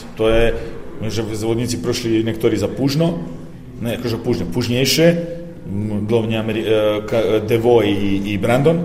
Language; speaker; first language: Polish; non-native, learner; Serbian